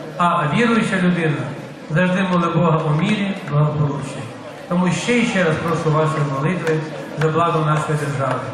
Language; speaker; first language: Ukrainian; native; Ukrainian